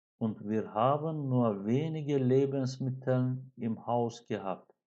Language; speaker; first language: German; non-native, fluent; Turkish